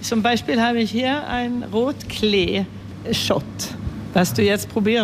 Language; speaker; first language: German; early bilingual, heritage; Swedish